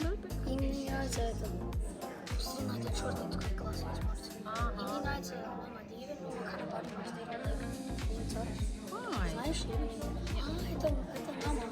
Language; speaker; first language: Russian; early bilingual, heritage; English